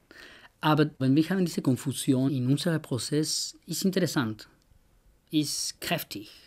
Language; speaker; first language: German; non-native, fluent; Spanish